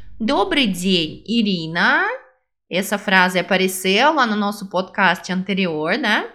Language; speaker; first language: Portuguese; non-native, fluent; Russian